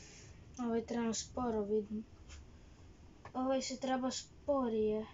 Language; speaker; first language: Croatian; early bilingual, heritage; Croatian